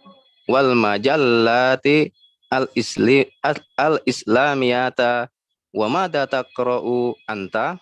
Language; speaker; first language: Arabic; non-native, learner; Indonesian